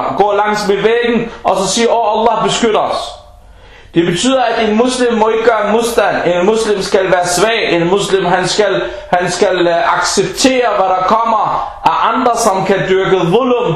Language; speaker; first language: Danish; early bilingual, other home language; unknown